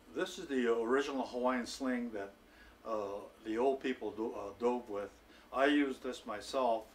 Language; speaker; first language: English; native; English